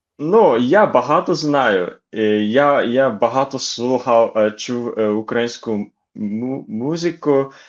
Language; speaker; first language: Ukrainian; non-native, learner; Japanese